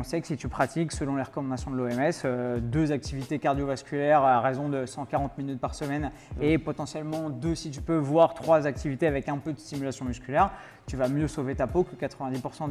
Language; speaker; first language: French; native; French